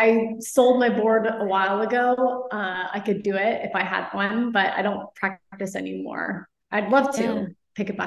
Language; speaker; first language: English; native; English